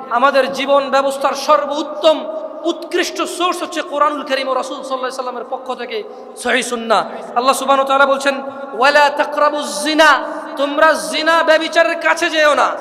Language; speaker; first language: Bangla; early bilingual, heritage; Bangla